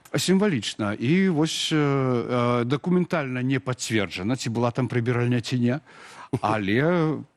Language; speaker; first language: Belarusian; native; Belarusian